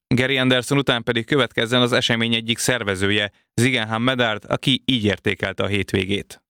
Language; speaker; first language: Hungarian; native; Hungarian